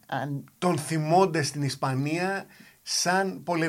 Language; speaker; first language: Greek; native; Greek